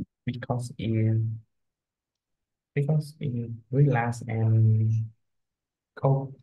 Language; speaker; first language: English; non-native, learner; Vietnamese